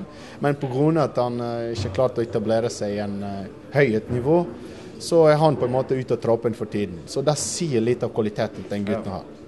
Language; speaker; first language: Norwegian; non-native, fluent; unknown